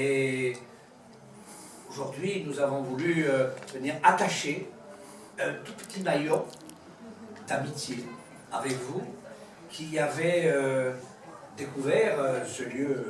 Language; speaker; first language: French; native; French